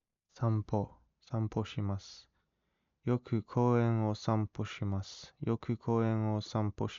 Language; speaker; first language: Japanese; non-native, learner; English